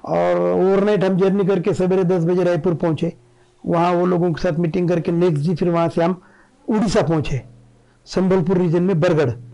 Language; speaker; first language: Hindi; non-native, local second language; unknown